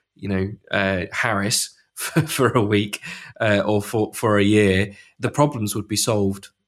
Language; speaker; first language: English; native; English